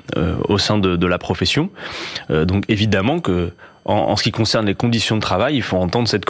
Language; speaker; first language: French; native; French